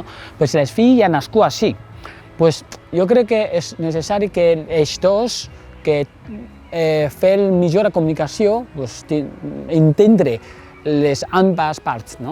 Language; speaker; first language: Catalan; non-native, fluent; Chinese